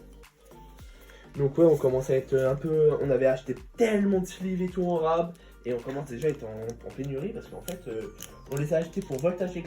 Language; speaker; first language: French; native; French